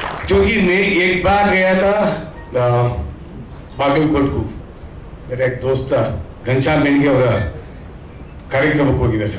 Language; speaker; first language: Hindi; non-native, local second language; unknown